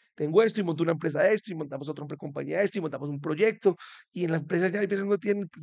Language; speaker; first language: Spanish; native; Spanish